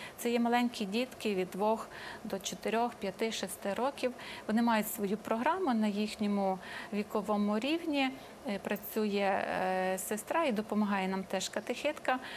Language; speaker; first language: Ukrainian; native; Ukrainian